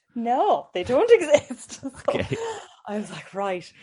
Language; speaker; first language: English; native; English